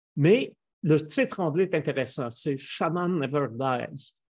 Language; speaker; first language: French; native; French